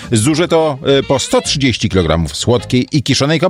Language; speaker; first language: Polish; native; Polish